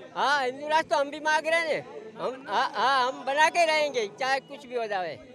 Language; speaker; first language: Hindi; non-native, local second language; Gujarati